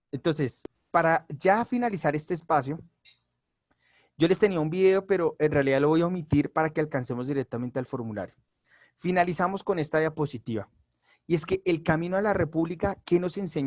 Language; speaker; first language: Spanish; native; Spanish